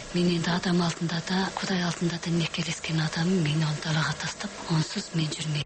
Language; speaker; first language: Kazakh; early bilingual, heritage; Kazakh